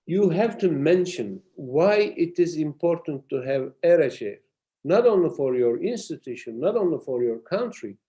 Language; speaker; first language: English; non-native, fluent; Turkish